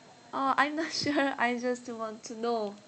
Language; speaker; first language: English; non-native, learner; Korean